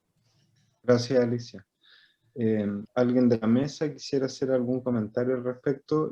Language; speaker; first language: Spanish; native; Spanish